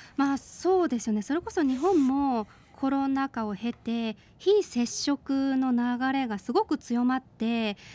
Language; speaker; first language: Japanese; native; Japanese